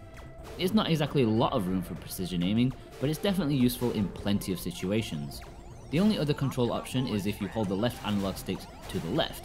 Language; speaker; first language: English; native; English